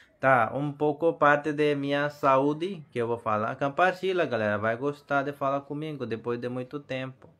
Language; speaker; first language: Portuguese; non-native, learner; Hindi